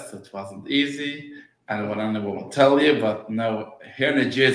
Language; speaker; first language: English; early bilingual, other home language; Yiddish